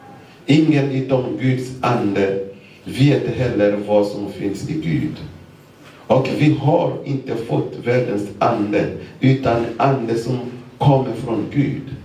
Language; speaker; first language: Swedish; non-native, fluent; Lingala